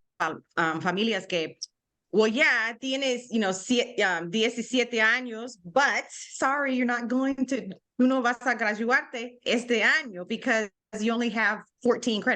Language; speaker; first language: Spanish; non-native, learner; English